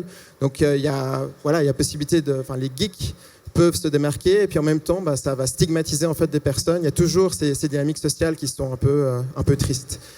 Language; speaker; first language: French; native; French